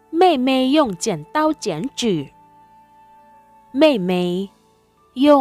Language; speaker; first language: Chinese; non-native, fluent; Thai